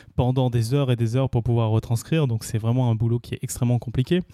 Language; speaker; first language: French; native; French